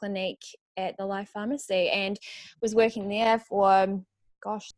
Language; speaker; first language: English; native; English